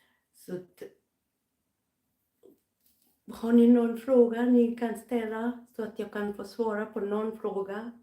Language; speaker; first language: Swedish; non-native, fluent; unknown